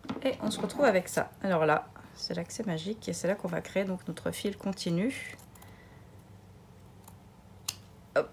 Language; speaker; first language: French; native; French